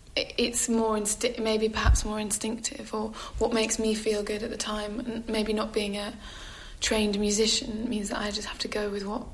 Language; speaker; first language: English; native; English